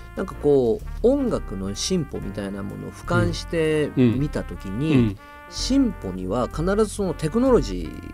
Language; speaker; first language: Japanese; native; Japanese